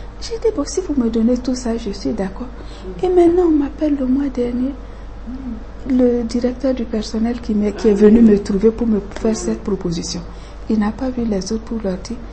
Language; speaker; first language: French; non-native, local second language; Bambara